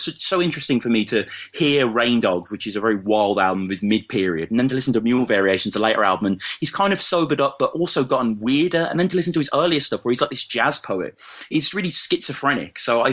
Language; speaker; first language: English; native; English